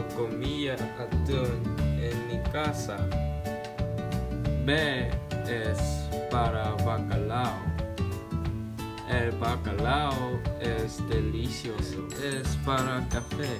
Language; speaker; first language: Spanish; non-native, learner; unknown